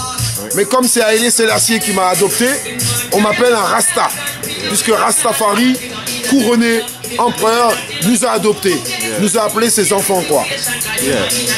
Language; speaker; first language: French; native; French